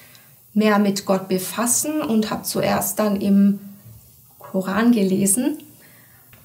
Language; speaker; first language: German; early bilingual, other home language; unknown